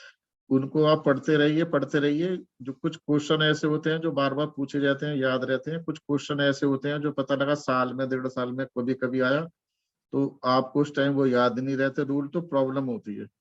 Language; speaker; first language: Hindi; native; Hindi